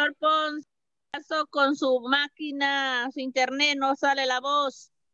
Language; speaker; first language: Spanish; native; Spanish